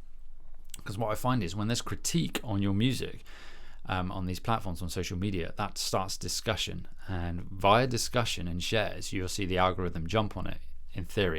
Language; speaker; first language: English; native; English